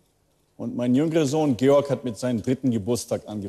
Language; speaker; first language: German; early bilingual, heritage; German